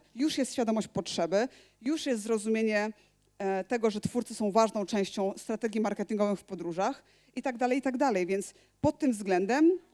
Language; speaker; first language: Polish; native; Polish